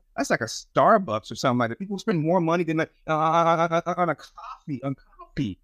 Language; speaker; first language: English; non-native, fluent; Haitian Creole